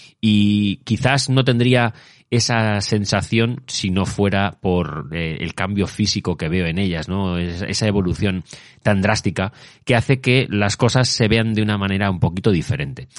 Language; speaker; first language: Spanish; native; Spanish